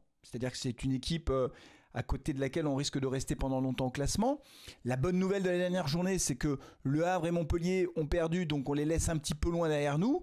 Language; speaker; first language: French; native; French